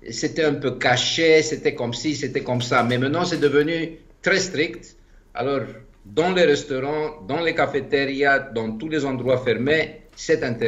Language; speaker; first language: French; non-native, fluent; Greek